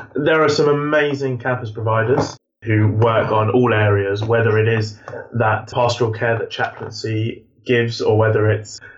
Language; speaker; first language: English; native; English